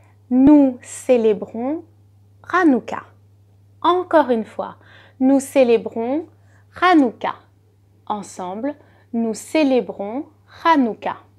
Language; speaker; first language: French; native; French